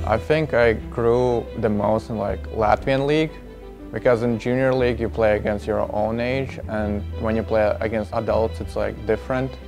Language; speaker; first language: English; non-native, fluent; Latvian